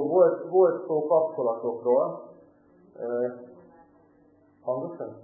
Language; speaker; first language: Hungarian; native; Hungarian